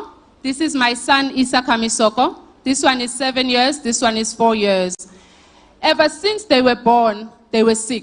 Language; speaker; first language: English; non-native, local second language; Xhosa